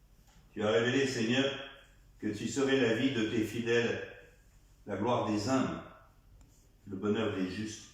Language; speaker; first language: French; native; French